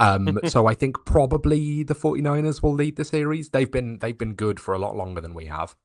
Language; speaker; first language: English; native; English